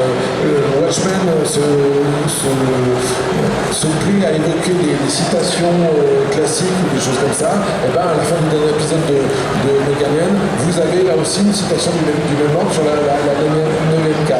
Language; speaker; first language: French; native; French